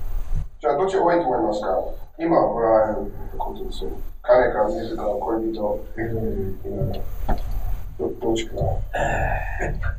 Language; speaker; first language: Japanese; non-native, learner; English